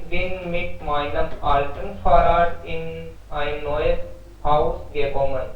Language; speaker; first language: German; non-native, learner; Hindi